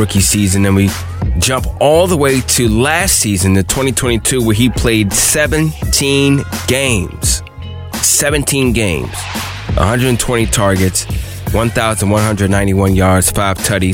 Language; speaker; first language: English; native; English